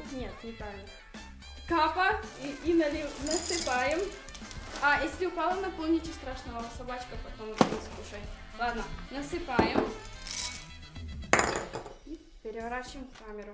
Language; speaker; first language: Russian; early bilingual, heritage; Russian